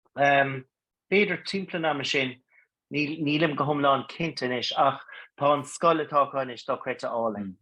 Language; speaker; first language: Irish; non-native, local second language; English